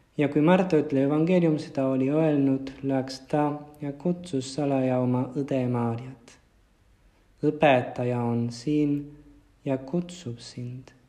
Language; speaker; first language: Estonian; non-native, fluent; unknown